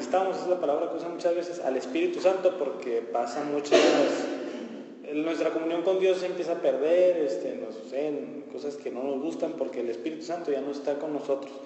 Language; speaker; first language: Spanish; native; Spanish